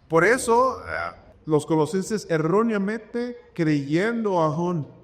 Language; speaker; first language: Spanish; native; Spanish